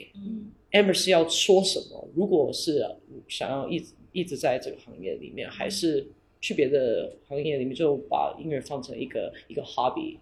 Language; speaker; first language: Chinese; early bilingual, heritage; English